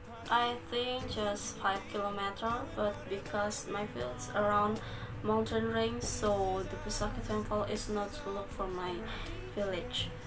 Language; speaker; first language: English; non-native, learner; Balinese